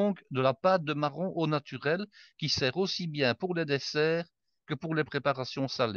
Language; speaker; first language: French; native; French